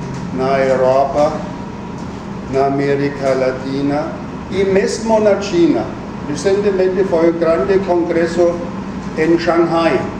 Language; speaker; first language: Portuguese; non-native, fluent; German